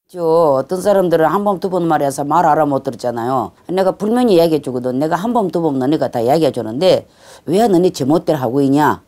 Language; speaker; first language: Korean; non-native, learner; Russian